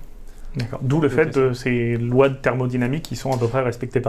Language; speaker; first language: French; native; French